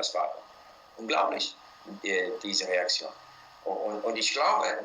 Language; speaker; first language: German; non-native, fluent; English